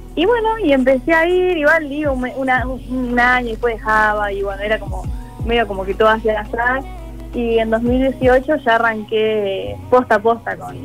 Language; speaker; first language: Spanish; native; Spanish